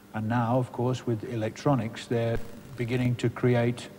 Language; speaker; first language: English; native; English